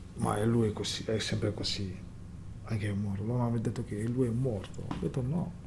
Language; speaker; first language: Italian; non-native, learner; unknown